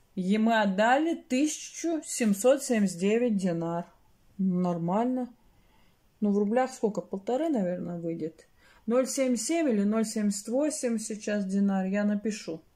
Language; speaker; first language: Russian; native; Russian